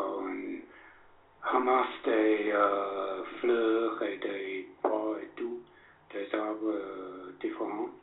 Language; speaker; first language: French; non-native, fluent; English